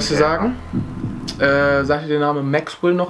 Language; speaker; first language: German; native; German